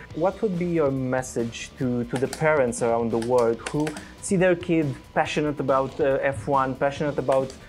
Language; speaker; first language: English; non-native, fluent; Romanian